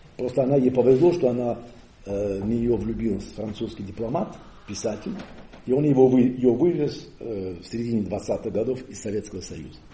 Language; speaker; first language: Russian; non-native, fluent; Occitan